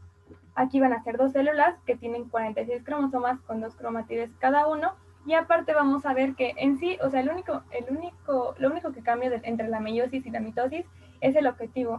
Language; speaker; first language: Spanish; native; Spanish